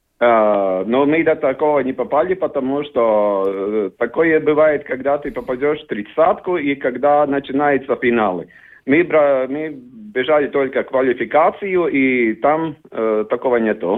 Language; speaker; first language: Russian; non-native, learner; Latvian